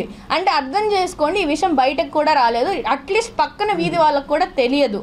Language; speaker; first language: Telugu; native; Telugu